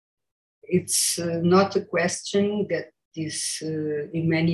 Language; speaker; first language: English; non-native, learner; Portuguese